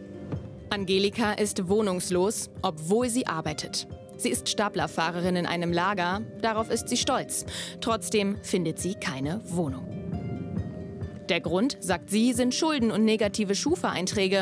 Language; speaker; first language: German; native; German